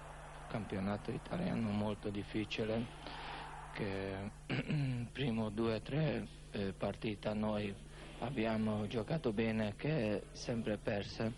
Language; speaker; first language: Italian; non-native, learner; Hungarian